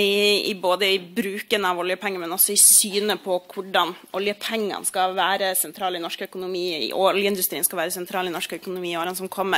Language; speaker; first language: Norwegian; native; Norwegian